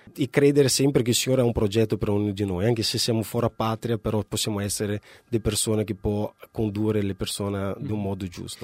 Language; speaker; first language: Italian; non-native, fluent; Portuguese